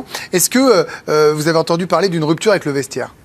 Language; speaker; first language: French; native; French